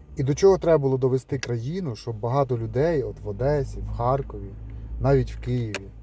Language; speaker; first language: Ukrainian; non-native, local second language; Russian